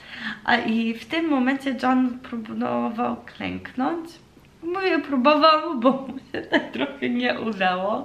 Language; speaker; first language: Polish; early bilingual, heritage; Polish